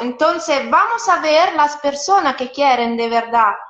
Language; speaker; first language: Spanish; non-native, fluent; Italian